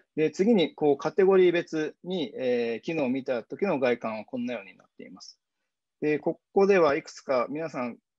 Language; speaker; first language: Japanese; native; Japanese